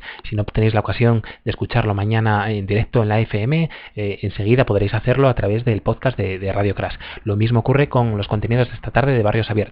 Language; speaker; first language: Spanish; native; Spanish